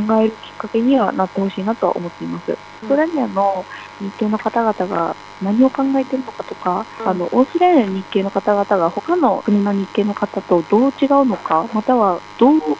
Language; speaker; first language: Japanese; native; Japanese